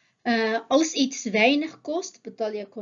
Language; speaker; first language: Dutch; non-native, fluent; Uyghur